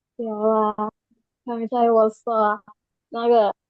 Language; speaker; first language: Chinese; non-native, learner; Indonesian